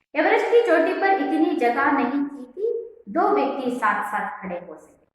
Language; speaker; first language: Hindi; non-native, local second language; Kannada